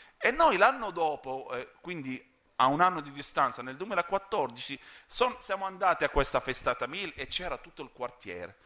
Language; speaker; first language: Italian; non-native, fluent; Arabic